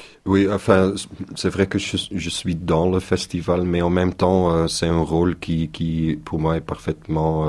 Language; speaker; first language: French; non-native, local second language; Dutch